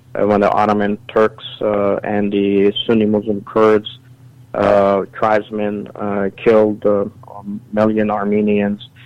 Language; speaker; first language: English; early bilingual, other home language; Assyrian Neo-Aramaic